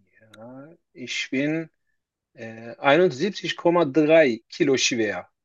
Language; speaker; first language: German; non-native, learner; Turkish